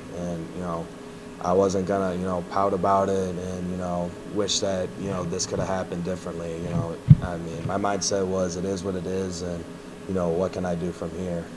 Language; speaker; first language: English; native; English